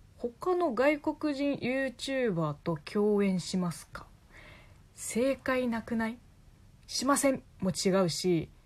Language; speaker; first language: Japanese; non-native, fluent; Chinese